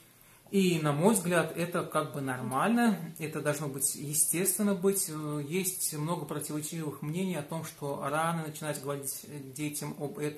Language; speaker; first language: Russian; native; Russian